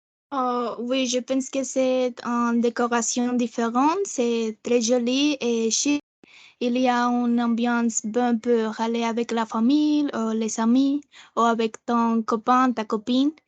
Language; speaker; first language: French; non-native, learner; Spanish